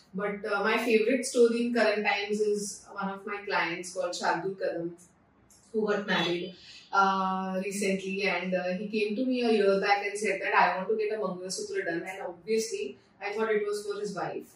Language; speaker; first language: English; non-native, local second language; Marathi